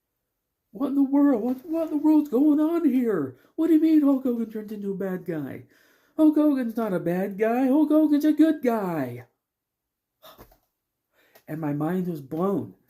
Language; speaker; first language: English; native; English